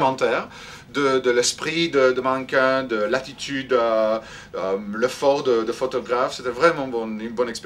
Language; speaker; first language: French; non-native, fluent; Greek